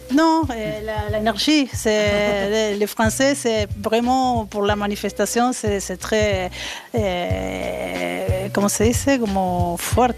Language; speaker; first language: French; non-native, fluent; Spanish